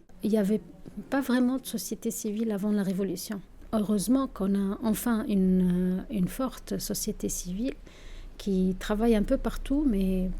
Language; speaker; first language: French; non-native, local second language; Arabic